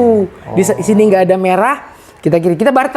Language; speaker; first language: Malay; native; Malay